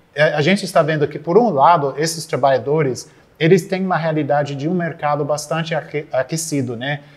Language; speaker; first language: Portuguese; non-native, fluent; English